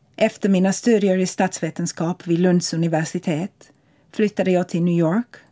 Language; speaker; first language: Swedish; non-native, fluent; English